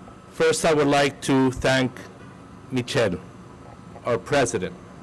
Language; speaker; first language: English; early bilingual, other home language; Spanish